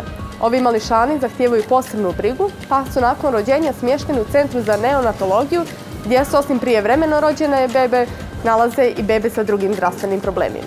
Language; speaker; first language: Croatian; native; Croatian